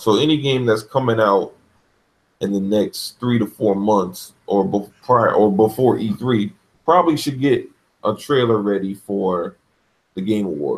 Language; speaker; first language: English; native; English